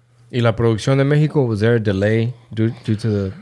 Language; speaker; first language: Spanish; early bilingual, heritage; Spanish